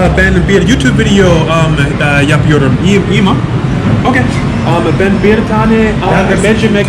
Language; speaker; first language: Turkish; non-native, learner; English